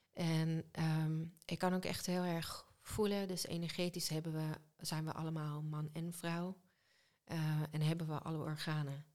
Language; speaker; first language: Dutch; early bilingual, other home language; Hebrew